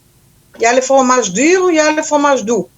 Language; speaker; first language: French; non-native, learner; Hebrew